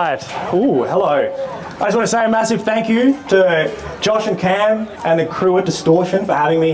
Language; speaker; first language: English; native; English